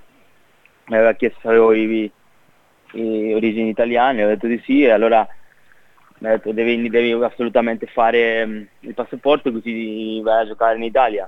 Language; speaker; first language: Italian; non-native, fluent; Spanish